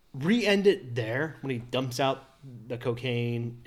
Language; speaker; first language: English; native; English